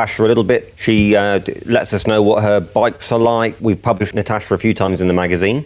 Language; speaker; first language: English; native; English